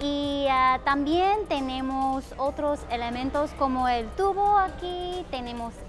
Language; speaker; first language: Spanish; non-native, fluent; English